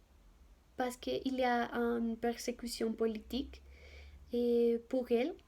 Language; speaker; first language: French; non-native, learner; Spanish